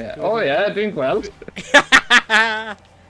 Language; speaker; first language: Welsh; non-native, local second language; English